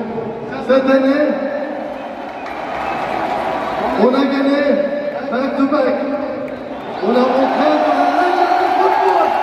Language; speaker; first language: French; non-native, fluent; Arabic